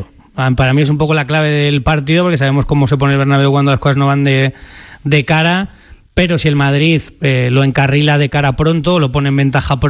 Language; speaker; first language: Spanish; native; Spanish